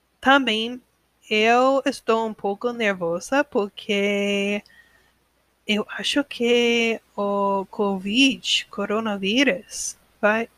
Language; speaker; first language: Portuguese; non-native, learner; English